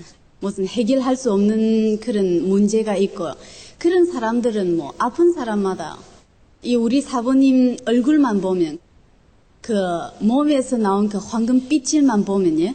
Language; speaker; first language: Korean; non-native, local second language; Chinese